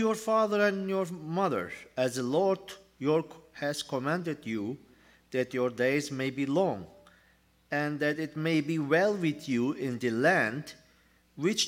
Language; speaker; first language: English; non-native, learner; Turkish